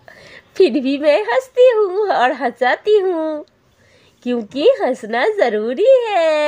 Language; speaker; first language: Hindi; non-native, local second language; Bangla